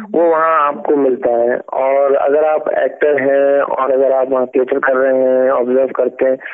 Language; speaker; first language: Hindi; native; Hindi